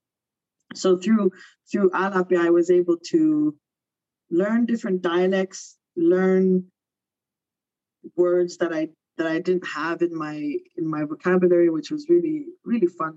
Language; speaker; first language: English; early bilingual, other home language; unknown